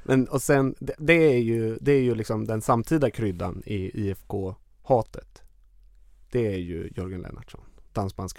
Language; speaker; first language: Swedish; native; Swedish